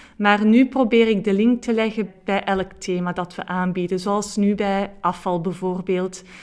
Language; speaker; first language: Dutch; native; Dutch